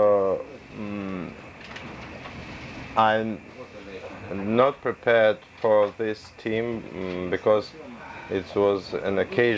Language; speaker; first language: English; non-native, learner; Russian